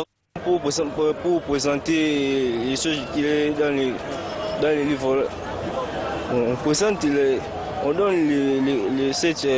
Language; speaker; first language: French; non-native, learner; Lingala